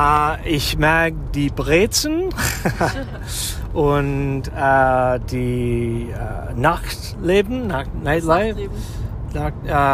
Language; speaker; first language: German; non-native, learner; English